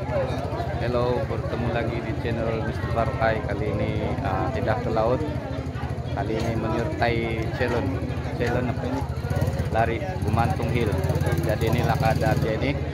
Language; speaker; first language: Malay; non-native, local second language; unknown